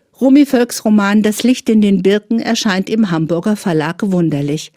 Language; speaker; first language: German; native; German